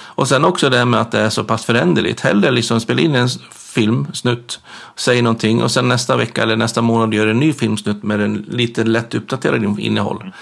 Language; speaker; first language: Swedish; native; Swedish